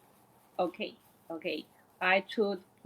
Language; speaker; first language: English; non-native, learner; Chinese